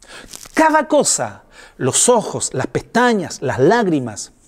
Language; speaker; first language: Spanish; native; Spanish